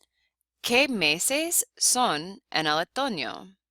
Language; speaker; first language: Spanish; non-native, fluent; English